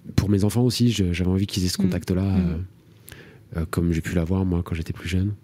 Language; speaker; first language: French; native; French